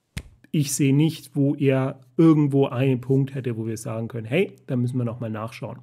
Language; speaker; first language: German; native; German